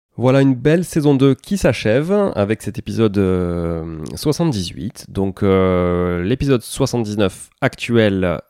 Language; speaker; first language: French; native; French